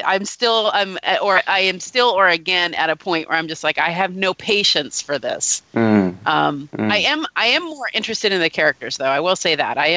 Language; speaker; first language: English; native; English